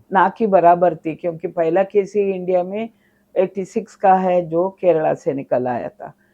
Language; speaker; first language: Hindi; non-native, local second language; Kannada